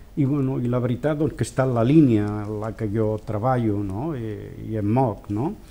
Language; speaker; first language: Catalan; non-native, local second language; Spanish